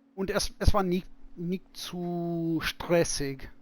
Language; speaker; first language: German; non-native, learner; English